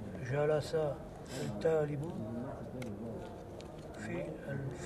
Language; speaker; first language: Arabic; non-native, learner; French